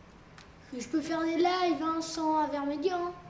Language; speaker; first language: French; native; French